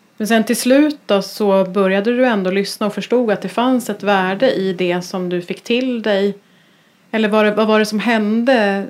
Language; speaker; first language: Swedish; native; Swedish